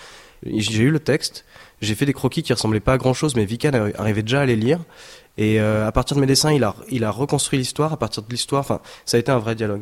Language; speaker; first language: French; native; French